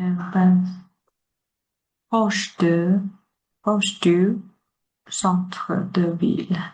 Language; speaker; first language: French; non-native, learner; Chinese